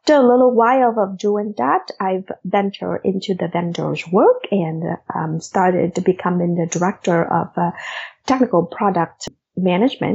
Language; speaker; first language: English; non-native, fluent; Vietnamese